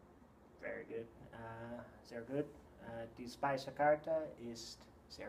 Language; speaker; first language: German; non-native, learner; English